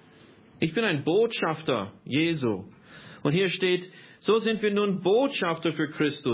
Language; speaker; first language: German; non-native, fluent; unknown